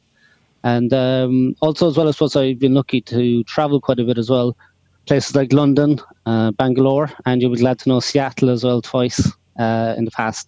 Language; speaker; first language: English; native; English